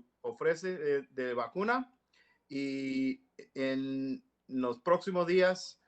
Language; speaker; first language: Spanish; non-native, learner; English